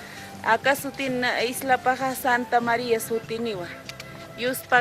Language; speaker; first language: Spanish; non-native, local second language; Aymara